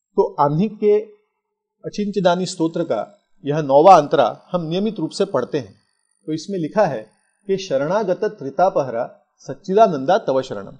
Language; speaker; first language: Hindi; non-native, local second language; Marathi